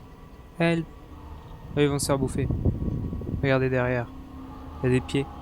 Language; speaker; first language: French; native; French